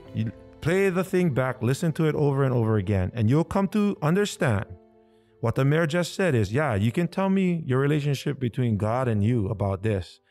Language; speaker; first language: English; native; English